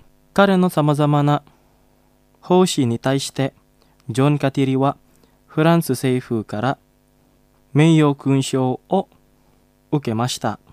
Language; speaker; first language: Japanese; non-native, fluent; Indonesian